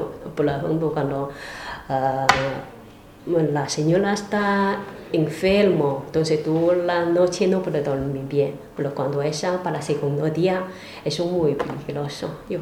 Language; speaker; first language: Spanish; non-native, learner; Chinese